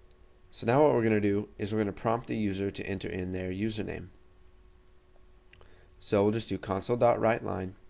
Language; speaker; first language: English; native; English